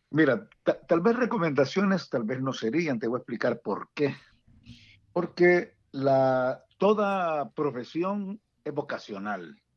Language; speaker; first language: Spanish; native; Spanish